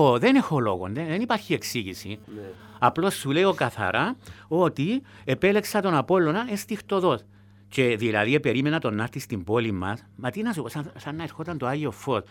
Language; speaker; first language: Greek; native; Greek